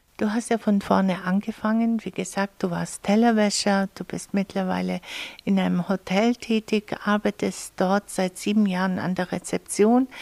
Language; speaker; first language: German; native; German